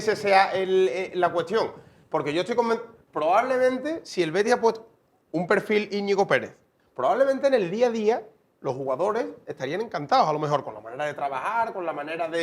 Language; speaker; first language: Spanish; native; Spanish